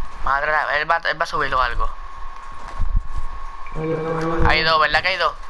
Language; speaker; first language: Spanish; native; Spanish